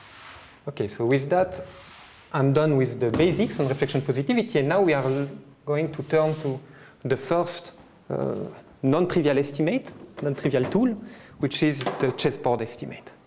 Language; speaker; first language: English; non-native, fluent; French